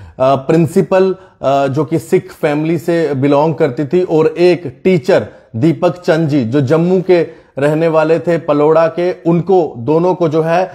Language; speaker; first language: Hindi; native; Hindi